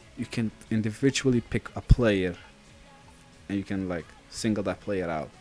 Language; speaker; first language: English; non-native, fluent; Dutch